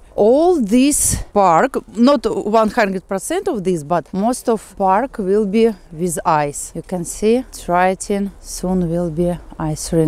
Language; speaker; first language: English; non-native, fluent; Russian